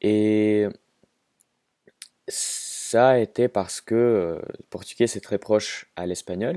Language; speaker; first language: French; non-native, fluent; Russian